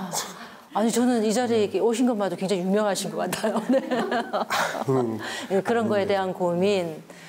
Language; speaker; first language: Korean; native; Korean